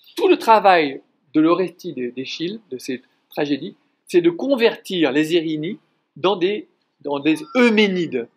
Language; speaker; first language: French; native; French